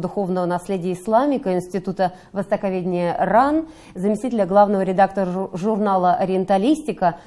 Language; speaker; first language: Russian; native; Russian